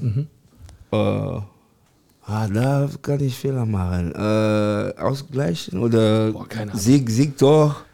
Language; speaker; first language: German; non-native, learner; French